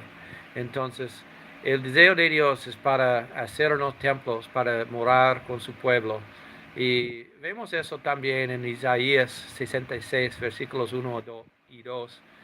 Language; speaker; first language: Spanish; non-native, fluent; English